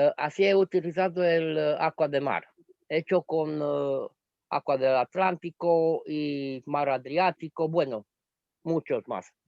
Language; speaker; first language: Spanish; non-native, fluent; Romanian